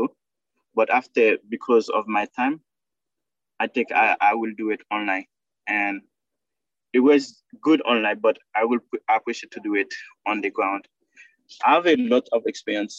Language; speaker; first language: English; non-native, learner; Haitian Creole